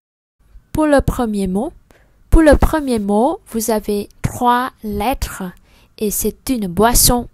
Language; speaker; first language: French; non-native, fluent; Vietnamese